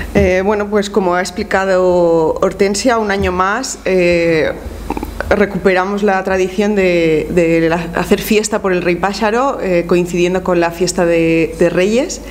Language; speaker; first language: Spanish; native; Spanish